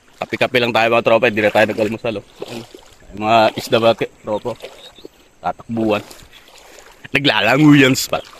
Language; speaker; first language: Filipino; non-native, local second language; Iloko